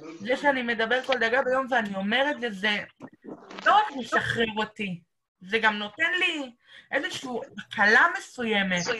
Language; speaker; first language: Hebrew; native; Hebrew